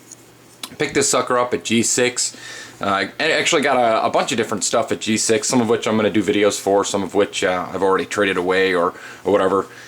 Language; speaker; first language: English; native; English